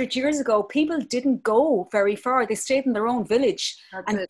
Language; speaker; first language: English; native; English